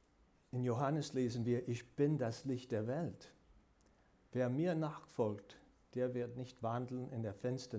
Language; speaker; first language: German; non-native, fluent; English